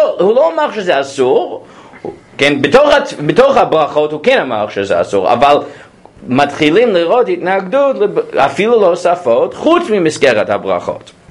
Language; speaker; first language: Hebrew; non-native, fluent; English